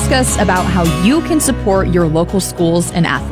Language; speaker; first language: English; native; English